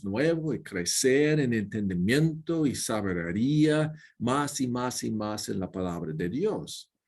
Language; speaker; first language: Spanish; non-native, learner; English